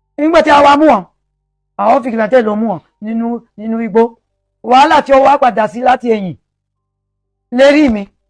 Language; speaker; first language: Yoruba; non-native, local second language; Fula